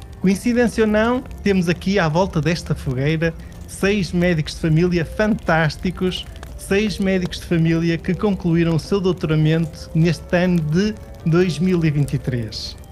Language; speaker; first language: Portuguese; early bilingual, heritage; Portuguese